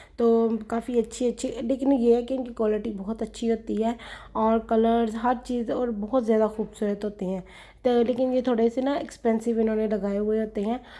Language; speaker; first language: Urdu; native; Urdu